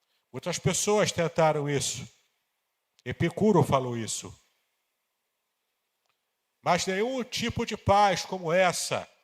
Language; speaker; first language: Portuguese; native; Portuguese